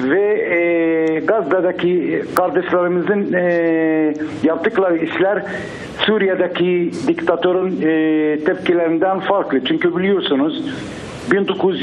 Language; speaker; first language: Turkish; non-native, fluent; Arabic